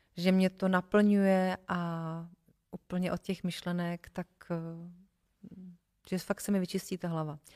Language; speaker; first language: Czech; native; Czech